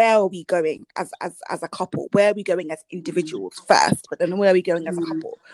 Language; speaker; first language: English; early bilingual, other home language; Yoruba